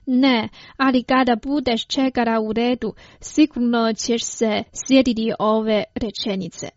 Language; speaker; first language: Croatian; non-native, fluent; Chinese